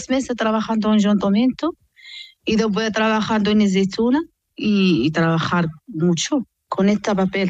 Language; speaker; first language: Spanish; non-native, learner; Arabic